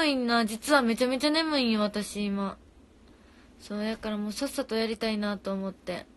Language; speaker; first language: Japanese; native; Japanese